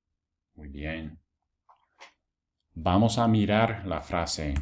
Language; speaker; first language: Spanish; non-native, fluent; English